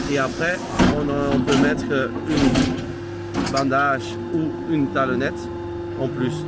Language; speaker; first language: French; non-native, local second language; Dutch